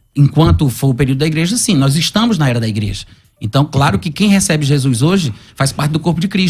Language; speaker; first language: Portuguese; native; Portuguese